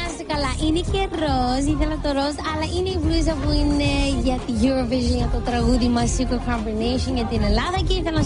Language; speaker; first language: Greek; early bilingual, heritage; Greek